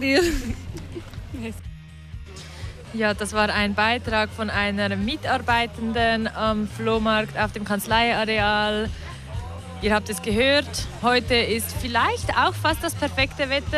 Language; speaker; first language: German; native; German